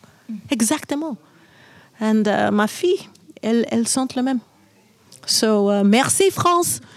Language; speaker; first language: French; non-native, learner; English